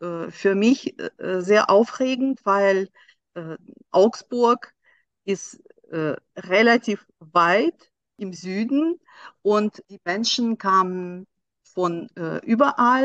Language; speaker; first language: German; non-native, fluent; Russian